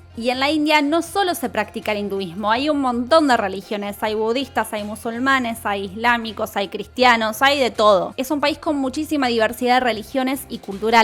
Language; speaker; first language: Spanish; native; Spanish